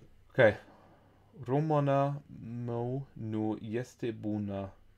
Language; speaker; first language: Romanian; non-native, learner; English